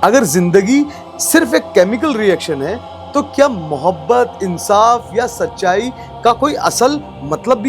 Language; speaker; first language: Hindi; native; Hindi